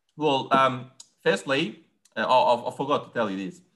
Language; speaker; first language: English; non-native, fluent; Persian